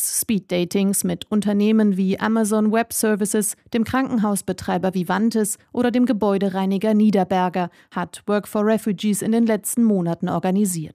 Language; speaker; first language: German; native; German